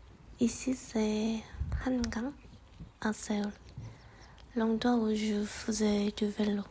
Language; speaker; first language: French; non-native, fluent; Korean